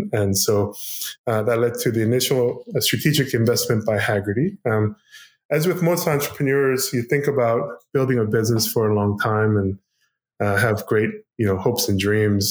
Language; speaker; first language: English; non-native, fluent; Korean